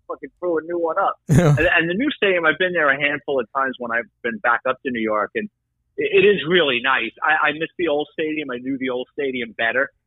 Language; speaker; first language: English; native; English